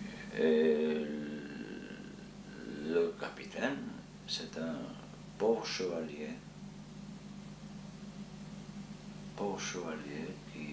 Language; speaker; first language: French; non-native, fluent; Georgian